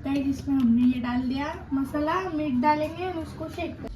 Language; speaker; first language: Hindi; non-native, local second language; Marathi